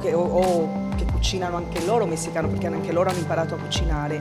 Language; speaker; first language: Italian; non-native, fluent; Spanish